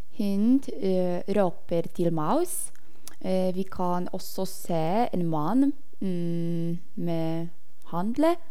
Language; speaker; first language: Norwegian; non-native, learner; German